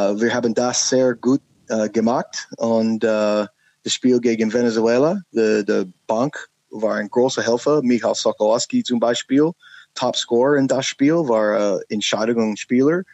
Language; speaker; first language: German; non-native, learner; English